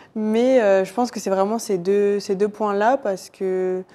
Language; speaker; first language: French; native; French